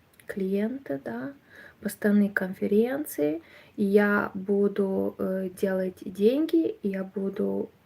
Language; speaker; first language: Russian; non-native, learner; Romanian